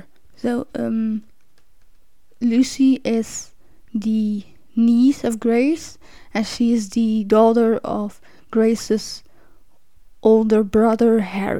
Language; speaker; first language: English; non-native, fluent; Dutch